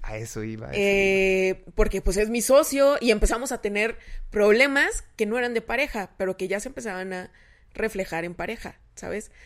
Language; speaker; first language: Spanish; native; Spanish